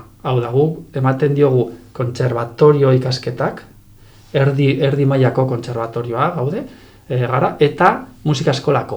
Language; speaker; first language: Basque; non-native, local second language; Spanish